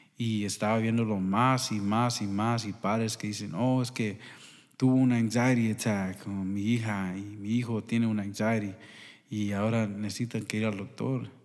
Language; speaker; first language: Spanish; early bilingual, heritage; Spanish